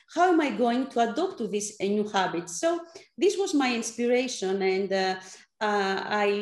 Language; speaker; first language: English; non-native, fluent; Greek